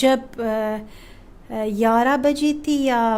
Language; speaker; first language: Hindi; non-native, fluent; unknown